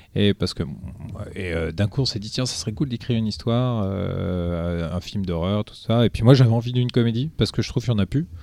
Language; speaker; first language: French; early bilingual, other home language; Portuguese